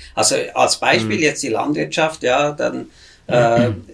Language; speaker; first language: German; native; German